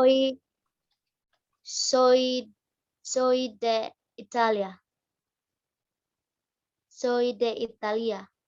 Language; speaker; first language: Spanish; non-native, learner; Indonesian